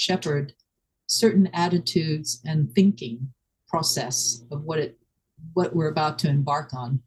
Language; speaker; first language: English; non-native, local second language; Wu Chinese